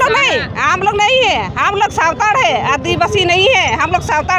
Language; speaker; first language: Hindi; non-native, local second language; Santali